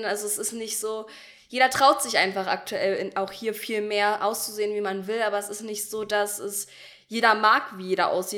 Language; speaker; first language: German; native; German